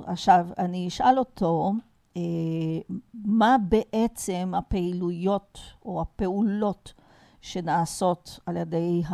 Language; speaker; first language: Hebrew; non-native, fluent; Portuguese